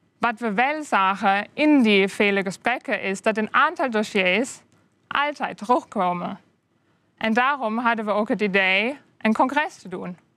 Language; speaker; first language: Dutch; non-native, fluent; German